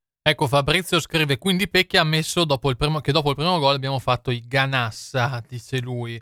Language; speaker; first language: Italian; native; Italian